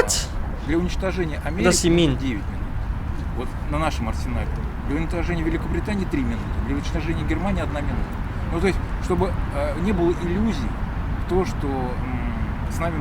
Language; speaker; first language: Russian; native; Russian